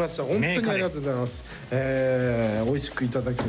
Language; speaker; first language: Japanese; native; Japanese